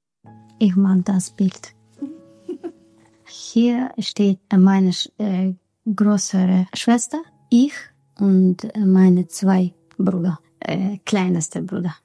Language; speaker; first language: German; non-native, learner; Russian